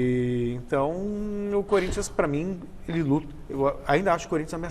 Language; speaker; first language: Portuguese; native; Portuguese